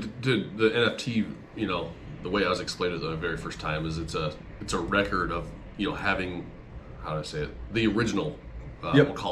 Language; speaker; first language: English; native; English